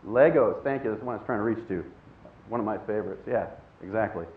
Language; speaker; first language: English; native; English